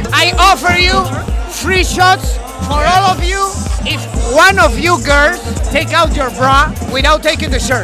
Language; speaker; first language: English; non-native, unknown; Spanish